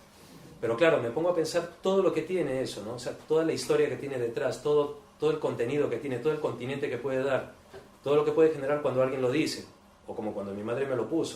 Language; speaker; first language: Spanish; native; Spanish